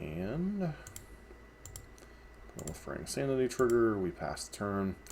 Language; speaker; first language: English; native; English